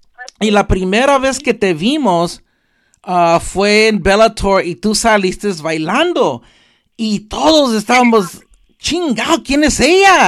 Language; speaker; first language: Spanish; early bilingual, heritage; Spanish